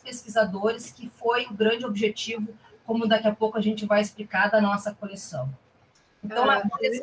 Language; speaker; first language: Portuguese; native; Portuguese